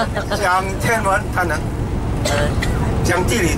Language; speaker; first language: Chinese; native; Chinese